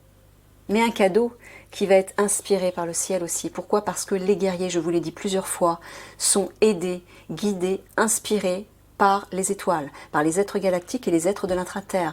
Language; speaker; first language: French; native; French